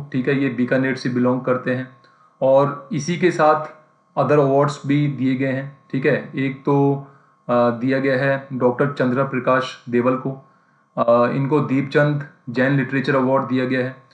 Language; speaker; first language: Hindi; native; Hindi